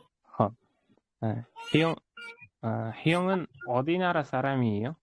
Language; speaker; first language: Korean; non-native, fluent; Uzbek